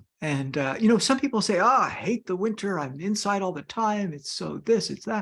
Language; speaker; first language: English; native; English